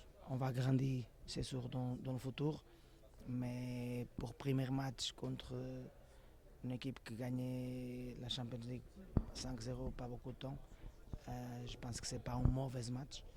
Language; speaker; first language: French; non-native, learner; Portuguese